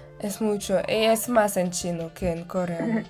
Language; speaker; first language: Spanish; non-native, learner; French